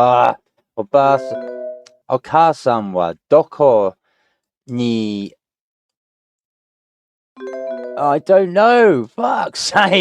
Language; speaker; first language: Japanese; non-native, learner; English